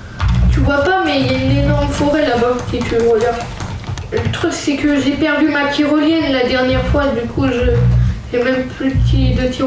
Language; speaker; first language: French; native; French